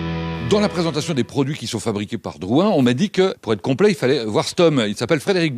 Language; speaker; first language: French; native; French